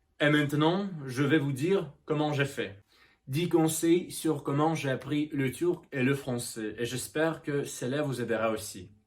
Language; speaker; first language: French; non-native, learner; Russian